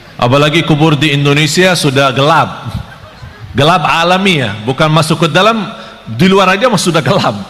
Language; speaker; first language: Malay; non-native, fluent; Arabic